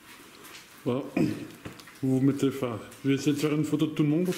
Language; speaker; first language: French; native; French